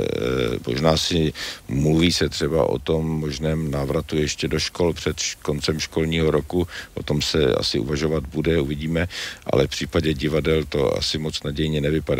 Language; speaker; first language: Czech; native; Czech